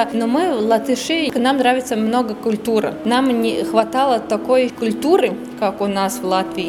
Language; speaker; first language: Russian; non-native, local second language; Latvian